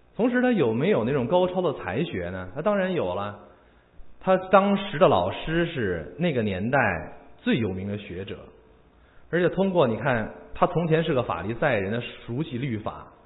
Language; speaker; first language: Chinese; native; Chinese